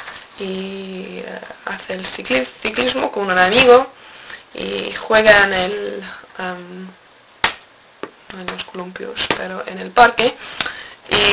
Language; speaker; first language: Spanish; non-native, learner; English